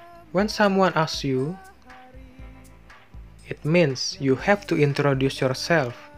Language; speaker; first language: English; non-native, fluent; Indonesian